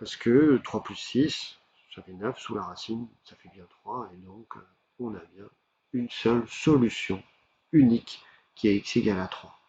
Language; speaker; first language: French; native; French